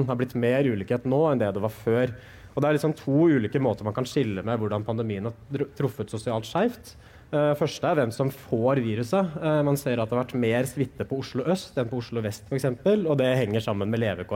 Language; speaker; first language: Norwegian; native; Norwegian